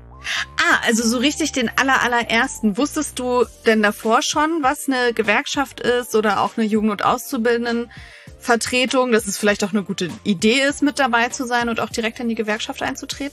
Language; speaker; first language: German; native; German